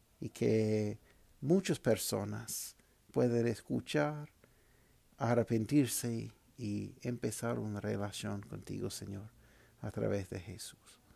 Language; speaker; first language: Spanish; non-native, fluent; English